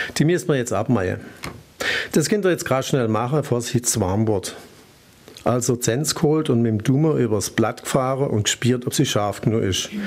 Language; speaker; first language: German; native; German